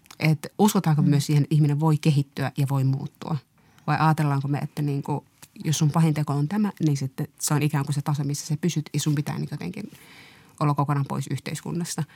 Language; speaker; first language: Finnish; early bilingual, other home language; Somali